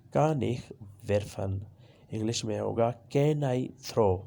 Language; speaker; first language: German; non-native, fluent; Urdu